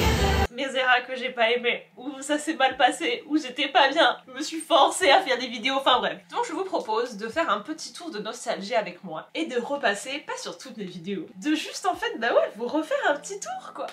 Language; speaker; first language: French; native; French